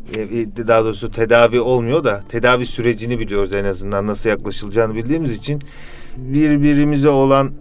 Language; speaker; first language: Turkish; native; Turkish